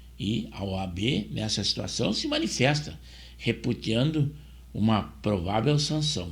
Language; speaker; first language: Portuguese; native; Portuguese